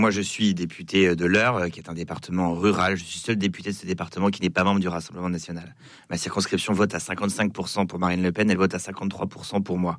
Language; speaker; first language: French; native; French